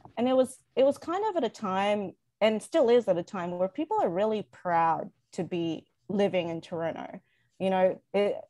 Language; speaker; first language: English; native; English